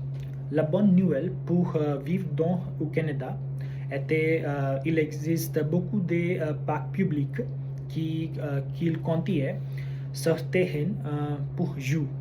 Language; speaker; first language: French; non-native, learner; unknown